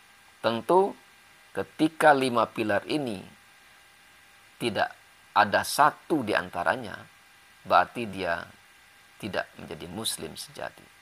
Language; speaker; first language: Indonesian; native; Indonesian